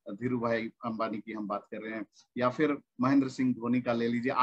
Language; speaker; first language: Hindi; native; Hindi